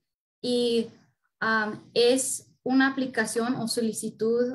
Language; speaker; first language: Spanish; early bilingual, heritage; Spanish